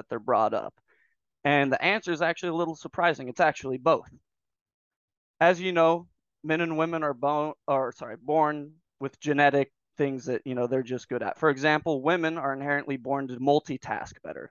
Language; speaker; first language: English; native; English